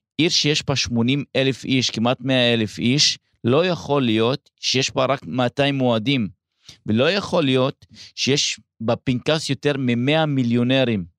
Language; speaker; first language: Hebrew; non-native, local second language; Arabic